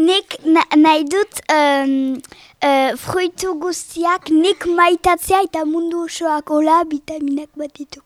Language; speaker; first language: Basque; non-native, local second language; French